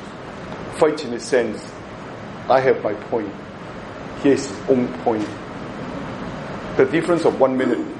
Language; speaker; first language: English; non-native, local second language; Cantonese